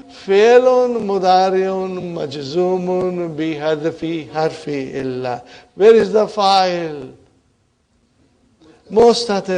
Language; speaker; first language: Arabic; non-native, fluent; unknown